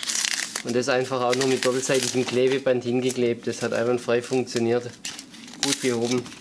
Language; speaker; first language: German; native; German